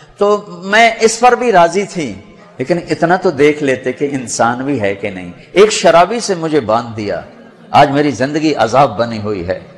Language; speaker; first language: Urdu; non-native, local second language; Punjabi